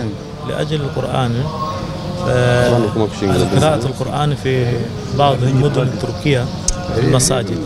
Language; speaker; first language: Arabic; non-native, fluent; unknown